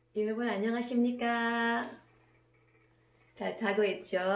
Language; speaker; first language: Korean; non-native, learner; Filipino